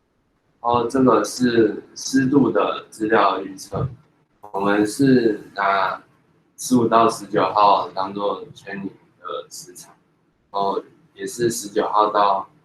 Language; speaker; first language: Chinese; native; Chinese